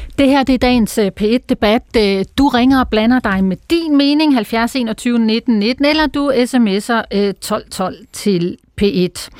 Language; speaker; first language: Danish; native; Danish